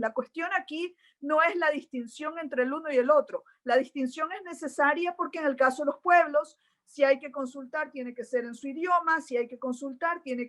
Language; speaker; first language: Spanish; native; Spanish